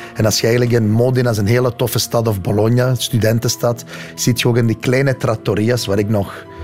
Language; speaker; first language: Dutch; native; Dutch